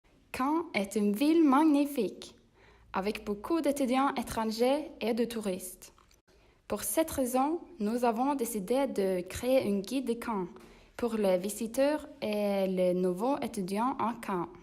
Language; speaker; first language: French; non-native, learner; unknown